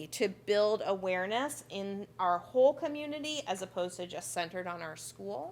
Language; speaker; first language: English; native; English